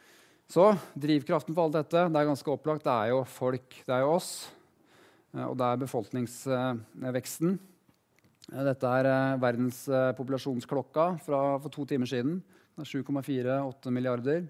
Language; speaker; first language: Norwegian; native; Norwegian